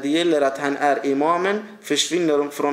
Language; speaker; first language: Swedish; early bilingual, other home language; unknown